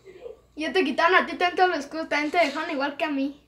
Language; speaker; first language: Spanish; native; Spanish